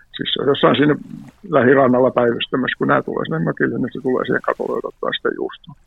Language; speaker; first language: Finnish; native; Finnish